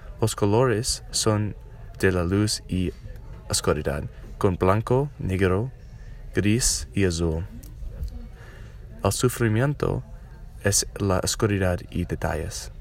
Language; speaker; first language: Spanish; non-native, learner; English